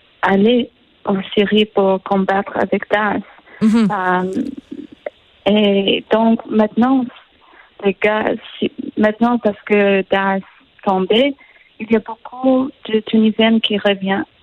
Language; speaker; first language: French; non-native, learner; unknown